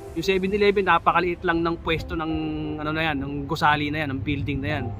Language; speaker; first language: Filipino; native; Filipino